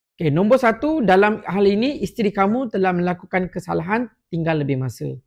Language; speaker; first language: Malay; non-native, local second language; Tamil